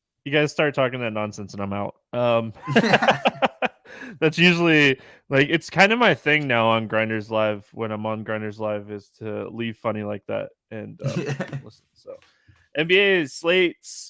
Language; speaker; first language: English; native; English